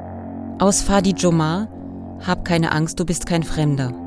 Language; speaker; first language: German; native; German